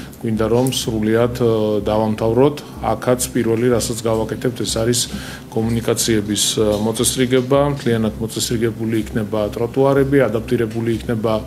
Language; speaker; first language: Georgian; native; Georgian